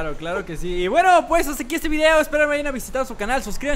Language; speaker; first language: Spanish; native; Spanish